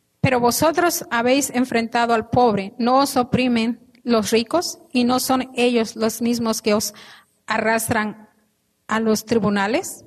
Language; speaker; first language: Spanish; native; Spanish